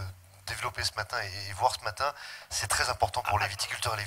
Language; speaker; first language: French; native; French